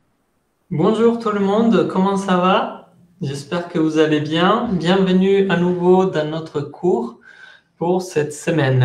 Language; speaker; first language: French; non-native, fluent; Spanish